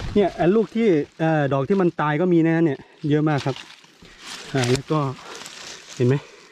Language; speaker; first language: Thai; non-native, local second language; S'gaw Karen